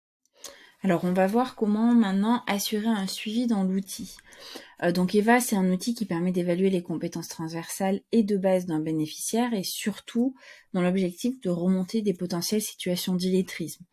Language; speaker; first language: French; native; French